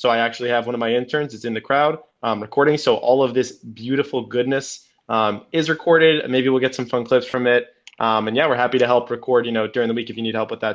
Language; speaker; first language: English; native; English